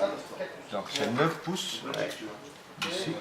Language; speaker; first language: French; non-native, learner; Italian